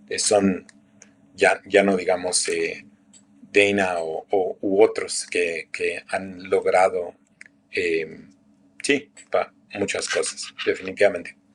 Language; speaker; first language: Spanish; native; Spanish